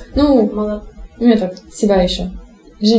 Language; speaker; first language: Latvian; non-native, local second language; Russian